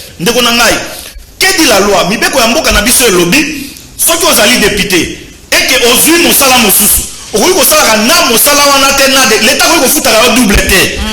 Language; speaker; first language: Lingala; native; Lingala